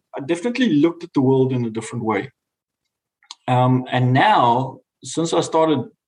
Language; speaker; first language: English; native; English